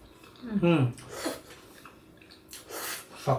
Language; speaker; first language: Japanese; native; Japanese